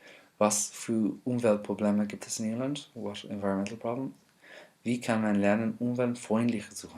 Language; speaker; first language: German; non-native, fluent; English